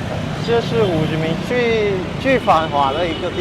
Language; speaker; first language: Chinese; non-native, fluent; Vietnamese